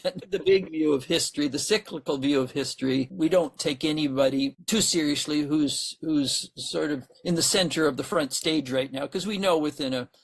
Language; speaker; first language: English; native; English